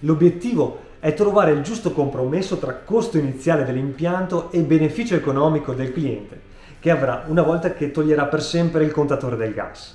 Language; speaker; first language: Italian; native; Italian